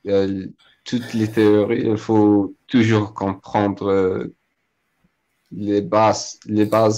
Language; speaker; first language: French; non-native, local second language; Arabic